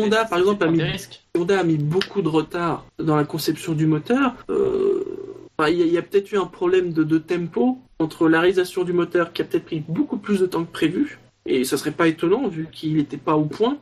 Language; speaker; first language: French; native; French